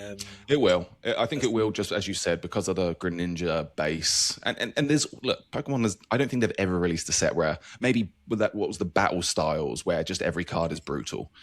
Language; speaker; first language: English; native; English